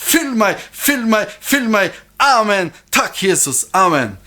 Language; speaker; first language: Norwegian; non-native, fluent; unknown